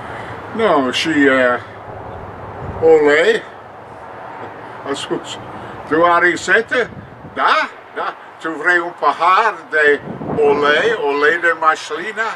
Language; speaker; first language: Romanian; non-native, learner; English